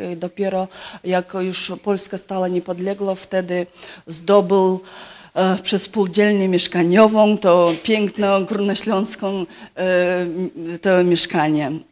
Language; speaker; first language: Polish; non-native, fluent; Yakut